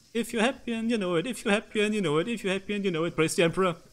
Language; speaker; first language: English; non-native, fluent; German